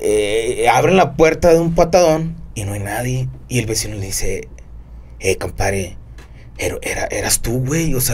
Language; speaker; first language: Spanish; native; Spanish